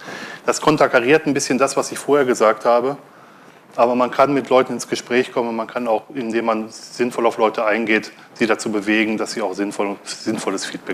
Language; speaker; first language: German; native; German